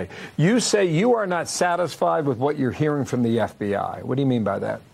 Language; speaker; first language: English; native; English